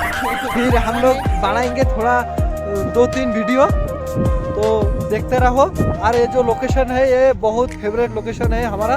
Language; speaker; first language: Hindi; non-native, local second language; Bangla